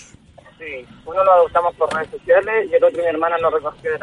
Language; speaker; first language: Spanish; native; Spanish